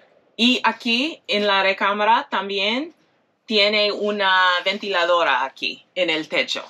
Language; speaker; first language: Spanish; non-native, fluent; English